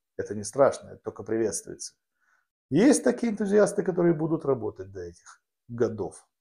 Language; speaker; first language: Russian; native; Russian